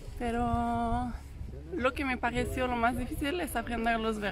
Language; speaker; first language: Spanish; non-native, fluent; French